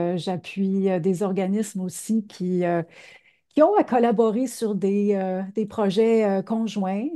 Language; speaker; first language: French; native; French